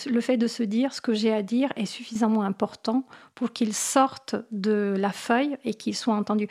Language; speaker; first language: French; non-native, fluent; Italian